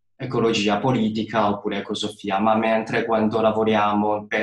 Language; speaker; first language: Italian; non-native, learner; Chinese